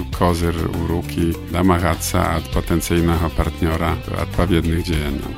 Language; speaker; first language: Belarusian; native; Belarusian